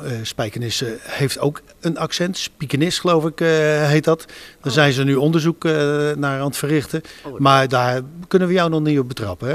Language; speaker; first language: Dutch; native; Dutch